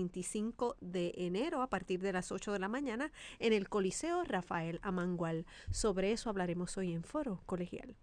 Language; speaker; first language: Spanish; native; Spanish